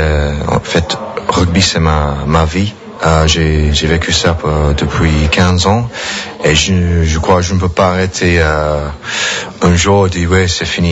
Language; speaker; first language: French; non-native, fluent; English